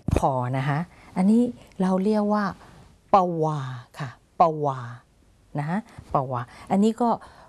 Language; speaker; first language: Thai; non-native, fluent; Burmese